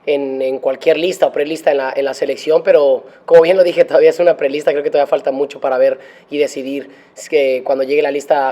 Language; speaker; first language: Spanish; native; Spanish